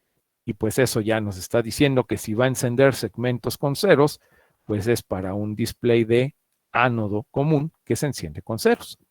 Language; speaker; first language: Spanish; native; Spanish